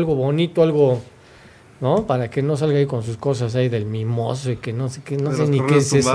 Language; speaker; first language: Spanish; native; Spanish